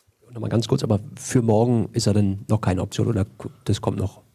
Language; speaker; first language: German; native; German